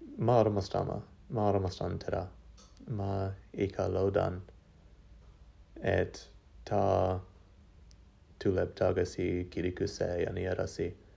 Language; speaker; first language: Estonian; non-native, learner; English